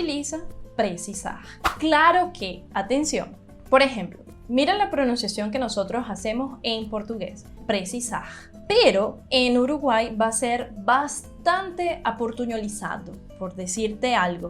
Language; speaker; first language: Spanish; non-native, fluent; Portuguese